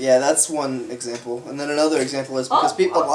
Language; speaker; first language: English; native; English